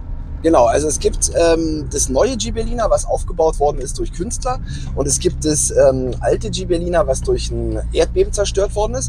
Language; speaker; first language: German; native; German